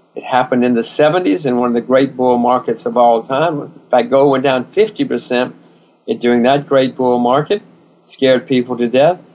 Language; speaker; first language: English; native; English